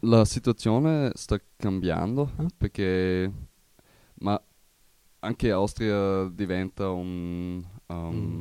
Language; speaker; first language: Italian; non-native, learner; German